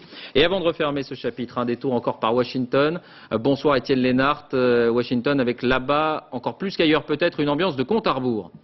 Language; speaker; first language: French; native; French